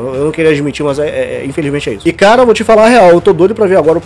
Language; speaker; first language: Portuguese; native; Portuguese